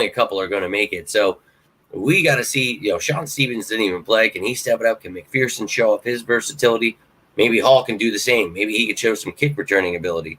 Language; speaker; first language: English; native; English